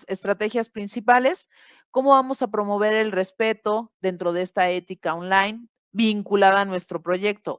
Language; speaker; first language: Spanish; native; Spanish